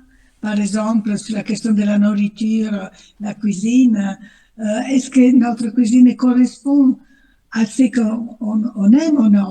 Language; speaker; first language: French; non-native, fluent; Italian